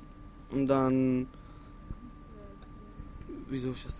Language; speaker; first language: German; non-native, local second language; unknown